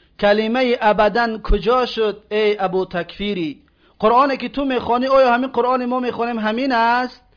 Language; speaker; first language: Persian; native; Persian